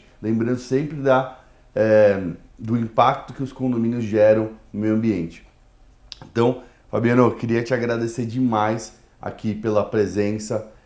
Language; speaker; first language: Portuguese; native; Portuguese